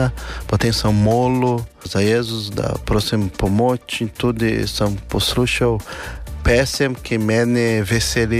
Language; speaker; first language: Slovenian; non-native, learner; Portuguese